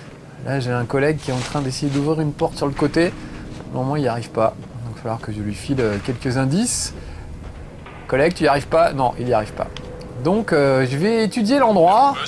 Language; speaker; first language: French; native; French